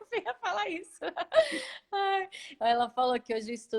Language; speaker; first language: Portuguese; native; Portuguese